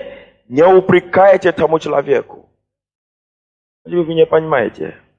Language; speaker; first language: Russian; non-native, fluent; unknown